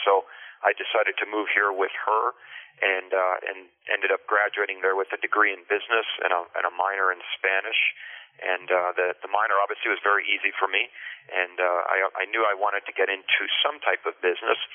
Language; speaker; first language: English; early bilingual, other home language; Spanish